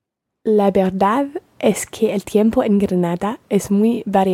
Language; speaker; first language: Spanish; non-native, learner; English